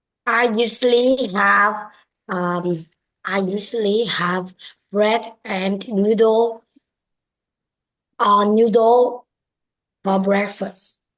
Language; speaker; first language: English; non-native, learner; Vietnamese